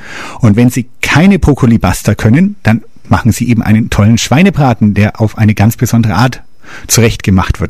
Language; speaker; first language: German; native; German